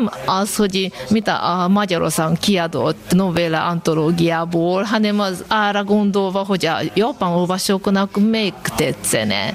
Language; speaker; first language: Hungarian; non-native, fluent; Japanese